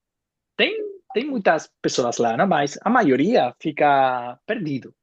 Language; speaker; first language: Portuguese; non-native, fluent; Spanish